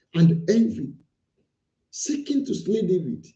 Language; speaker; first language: English; non-native, local second language; Yoruba